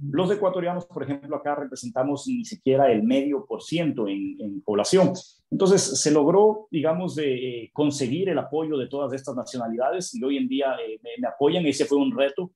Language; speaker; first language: Spanish; native; Spanish